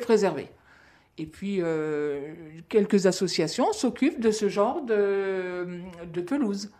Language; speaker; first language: French; native; French